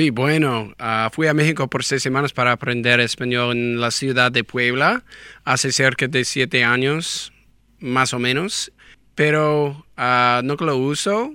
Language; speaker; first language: Spanish; non-native, learner; English